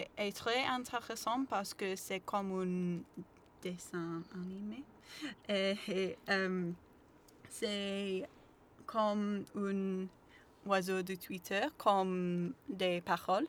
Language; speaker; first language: French; non-native, learner; English